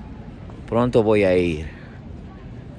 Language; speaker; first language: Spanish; early bilingual, heritage; Spanish